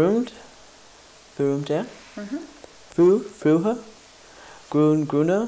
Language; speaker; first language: German; non-native, learner; English